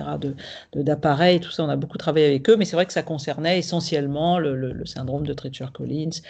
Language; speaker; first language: French; native; French